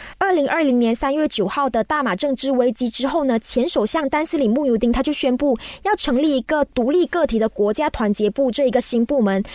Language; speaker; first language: Chinese; native; Chinese